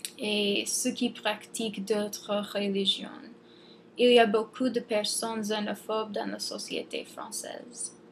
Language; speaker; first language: French; non-native, fluent; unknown